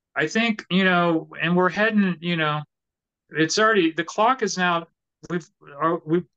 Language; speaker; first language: English; native; English